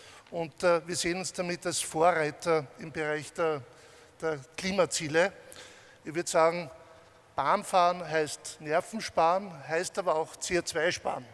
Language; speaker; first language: German; native; German